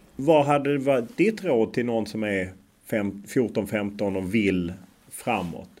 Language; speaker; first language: Swedish; native; Swedish